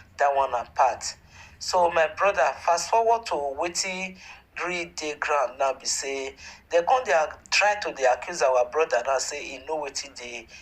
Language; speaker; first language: Nigerian Pidgin; native; Nigerian Pidgin